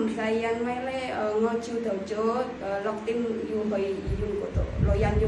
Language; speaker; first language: Cantonese; non-native, learner; Indonesian